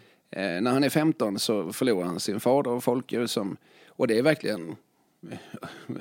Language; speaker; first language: Swedish; native; Swedish